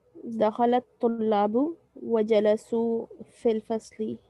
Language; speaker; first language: Arabic; non-native, learner; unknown